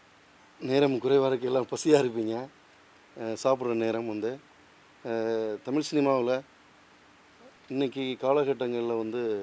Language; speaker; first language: Tamil; native; Tamil